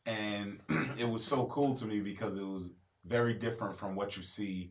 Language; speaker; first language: English; native; English